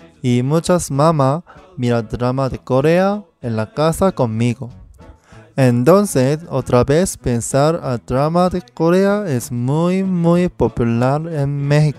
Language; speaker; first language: Spanish; non-native, learner; Korean